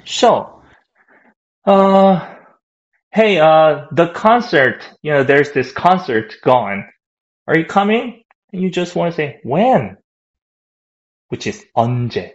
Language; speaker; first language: English; non-native, fluent; Korean